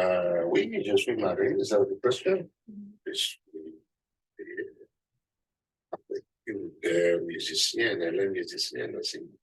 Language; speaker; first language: French; non-native, learner; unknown